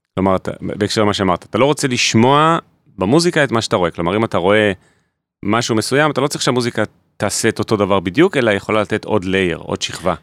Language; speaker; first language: Hebrew; native; Hebrew